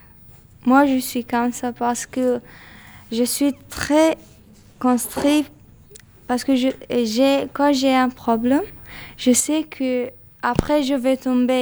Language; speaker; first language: French; non-native, learner; Persian